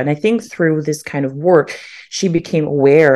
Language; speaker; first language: English; non-native, local second language; German